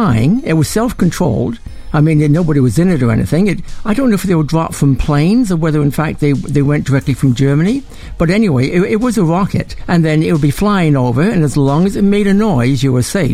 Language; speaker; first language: English; native; English